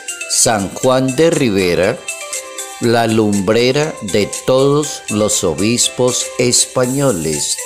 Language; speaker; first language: Spanish; native; Spanish